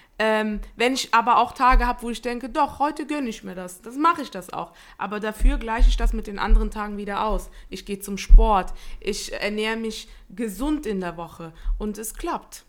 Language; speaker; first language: German; early bilingual, other home language; Italian